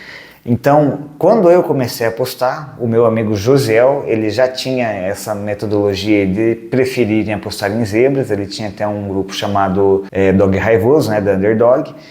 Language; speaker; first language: Portuguese; native; Portuguese